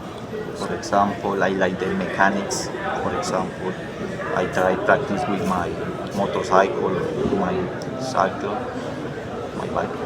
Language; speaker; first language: English; non-native, learner; Spanish